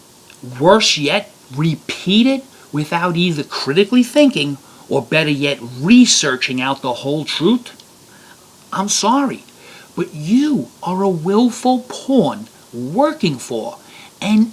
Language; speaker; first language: English; native; English